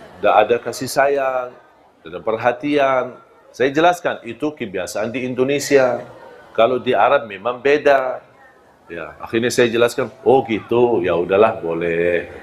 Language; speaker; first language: Malay; non-native, fluent; Arabic